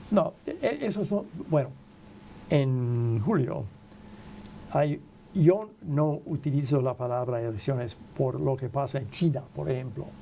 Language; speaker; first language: Spanish; non-native, fluent; English